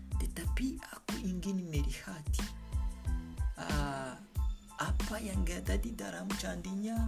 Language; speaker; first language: Indonesian; non-native, learner; Kinyarwanda